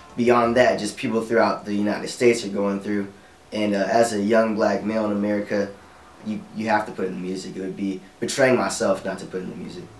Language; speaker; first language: English; native; English